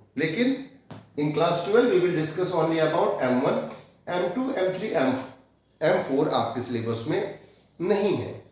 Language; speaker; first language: Hindi; native; Hindi